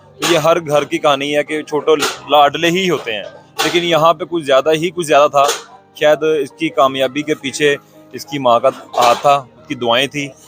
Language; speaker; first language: Urdu; native; Urdu